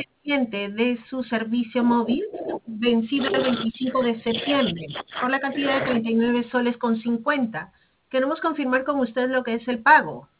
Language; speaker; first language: Spanish; native; Spanish